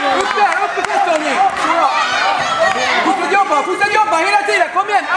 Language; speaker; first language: Swedish; native; Swedish